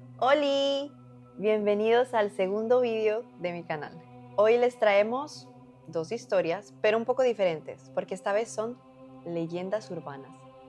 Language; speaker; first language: Spanish; native; Spanish